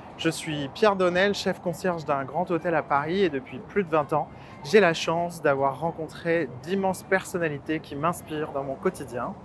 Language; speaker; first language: French; native; French